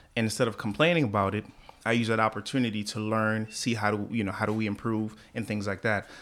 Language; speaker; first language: English; early bilingual, other home language; Haitian Creole